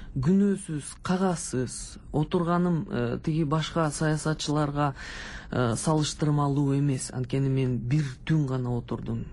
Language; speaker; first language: Kyrgyz; non-native, local second language; Russian